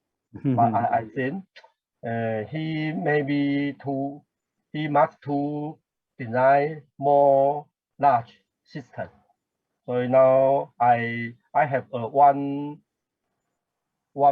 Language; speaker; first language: English; non-native, learner; Chinese